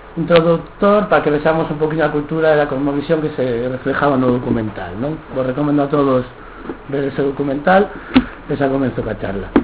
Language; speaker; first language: Spanish; non-native, local second language; Galician